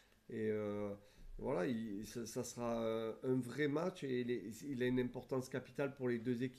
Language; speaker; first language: French; native; French